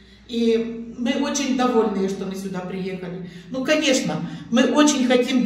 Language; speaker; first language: Russian; non-native, local second language; Ukrainian